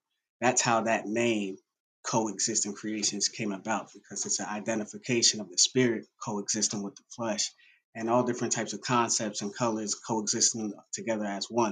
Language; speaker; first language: English; native; English